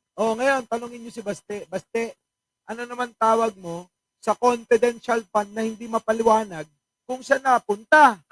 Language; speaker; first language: Filipino; non-native, local second language; Iloko